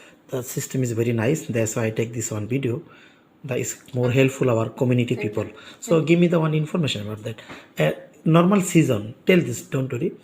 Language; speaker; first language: English; non-native, local second language; Bangla